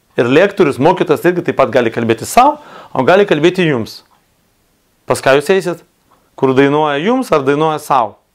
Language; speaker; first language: Lithuanian; non-native, local second language; Russian